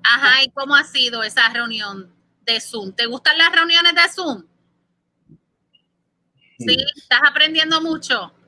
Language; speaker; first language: Spanish; early bilingual, heritage; Spanish